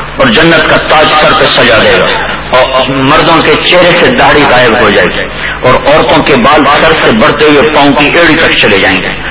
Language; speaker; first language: Urdu; non-native, local second language; Punjabi